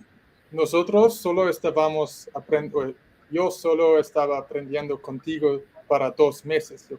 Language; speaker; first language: Spanish; non-native, learner; German